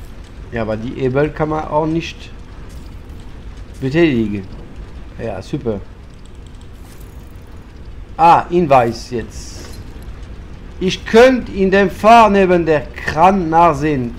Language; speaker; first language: German; non-native, fluent; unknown